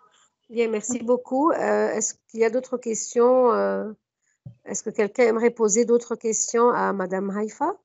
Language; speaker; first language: French; non-native, fluent; Arabic